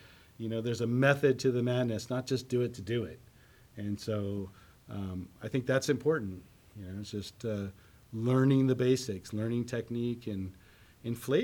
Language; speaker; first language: English; native; English